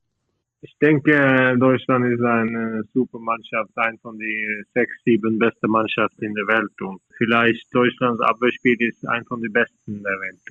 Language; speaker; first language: German; non-native, fluent; Norwegian